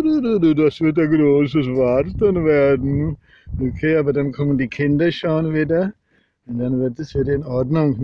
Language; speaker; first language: German; non-native, fluent; Czech